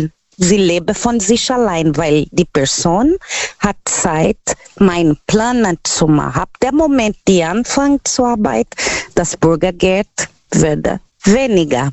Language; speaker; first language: German; non-native, learner; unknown